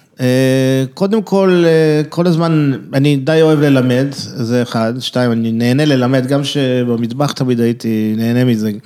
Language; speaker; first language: Hebrew; early bilingual, other home language; French